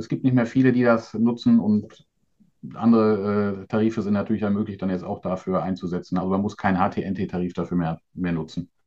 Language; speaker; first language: German; native; German